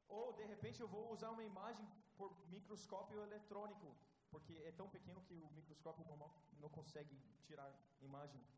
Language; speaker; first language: Portuguese; non-native, fluent; English